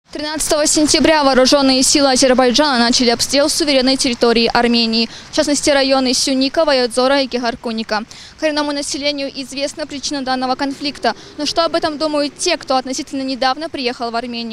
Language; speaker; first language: Russian; non-native, local second language; Armenian